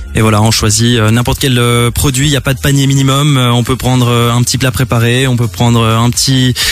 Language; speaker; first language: French; native; French